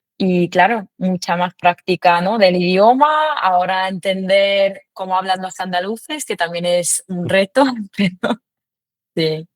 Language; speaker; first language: Spanish; non-native, fluent; Ukrainian